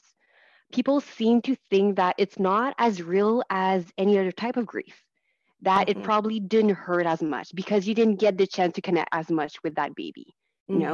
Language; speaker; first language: English; non-native, fluent; French